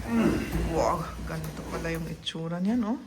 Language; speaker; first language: Filipino; non-native, fluent; German